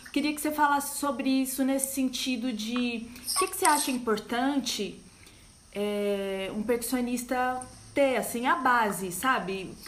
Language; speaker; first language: Portuguese; native; Portuguese